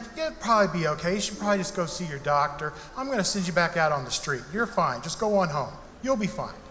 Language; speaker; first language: English; native; English